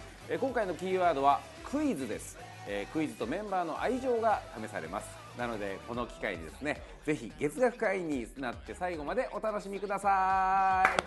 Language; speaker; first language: Japanese; native; Japanese